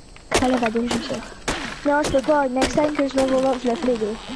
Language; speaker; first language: French; early bilingual, heritage; French